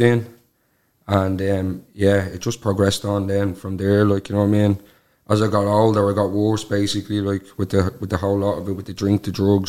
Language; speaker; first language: English; native; English